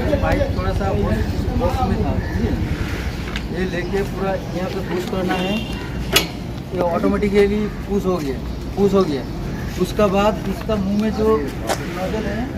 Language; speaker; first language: Hindi; non-native, local second language; Bangla